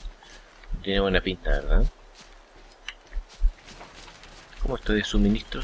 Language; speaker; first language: Spanish; native; Spanish